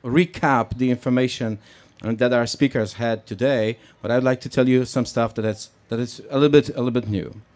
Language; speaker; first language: English; non-native, fluent; Polish